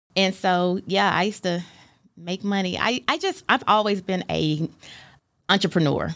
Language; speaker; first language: English; native; English